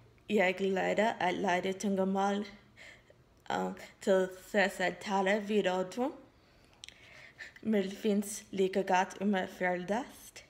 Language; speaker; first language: Icelandic; non-native, learner; English